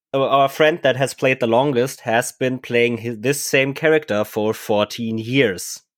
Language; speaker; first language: English; non-native, fluent; German